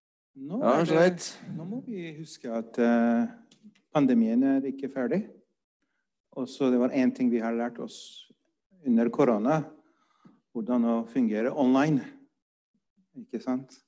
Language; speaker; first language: Norwegian; non-native, fluent; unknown